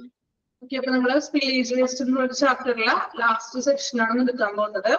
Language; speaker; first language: Malayalam; native; Malayalam